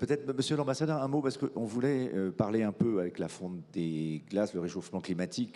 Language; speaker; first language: French; native; French